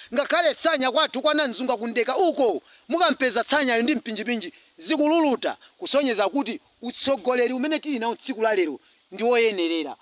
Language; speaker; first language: Nyanja; native; Nyanja